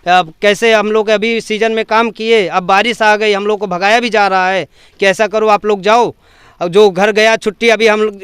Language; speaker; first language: Hindi; native; Hindi